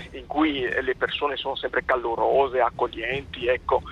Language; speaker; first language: Italian; non-native, fluent; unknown